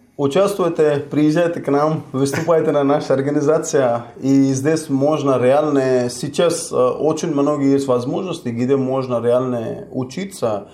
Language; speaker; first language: Russian; non-native, fluent; Hindi